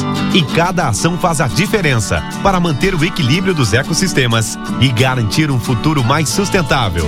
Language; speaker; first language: Portuguese; native; Portuguese